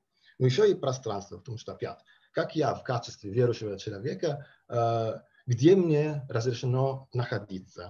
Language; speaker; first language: Russian; non-native, fluent; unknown